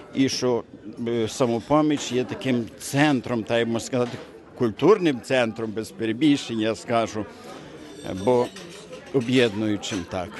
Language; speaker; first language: Ukrainian; native; Ukrainian